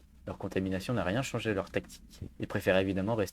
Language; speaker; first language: French; native; French